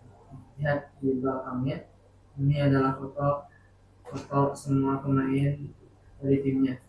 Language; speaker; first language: Indonesian; native; Indonesian